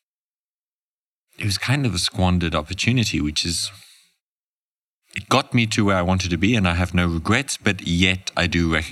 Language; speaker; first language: English; native; English